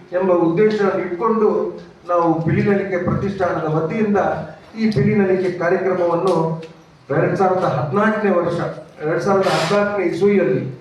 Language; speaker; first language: Kannada; non-native, local second language; Tulu